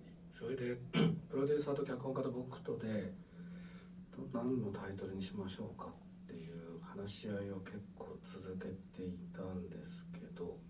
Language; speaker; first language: Japanese; native; Japanese